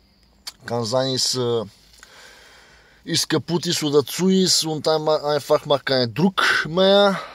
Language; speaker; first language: German; non-native, fluent; Bulgarian